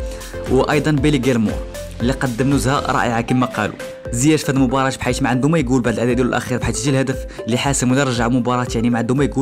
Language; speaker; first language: Arabic; native; Arabic